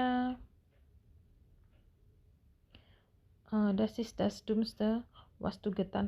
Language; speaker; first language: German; non-native, learner; Indonesian